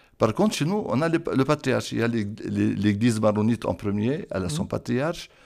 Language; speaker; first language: French; non-native, local second language; Arabic